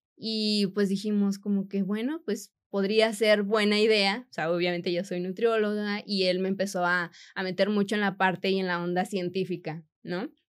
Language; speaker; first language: Spanish; native; Spanish